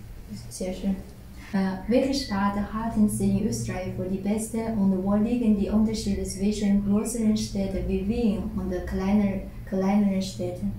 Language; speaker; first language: German; non-native, fluent; Chinese